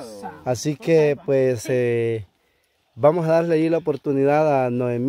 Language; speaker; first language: Spanish; native; Spanish